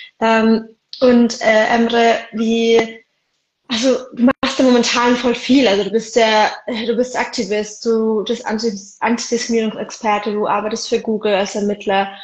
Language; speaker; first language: German; early bilingual, other home language; Arabic